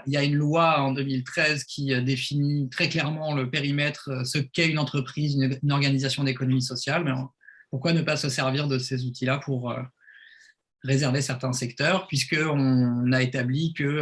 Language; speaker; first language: French; native; French